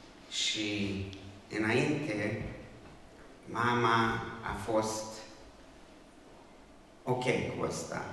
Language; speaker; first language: Romanian; non-native, local second language; Hungarian